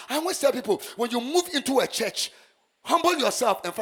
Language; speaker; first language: English; non-native, local second language; Akan